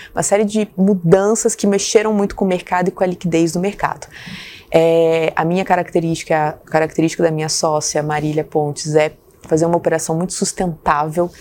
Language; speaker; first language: Portuguese; native; Portuguese